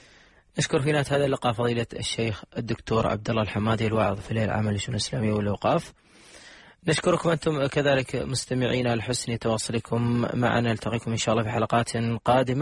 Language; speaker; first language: Arabic; native; Arabic